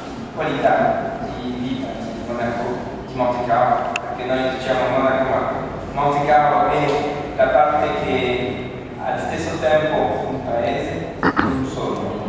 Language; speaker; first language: Italian; non-native, learner; French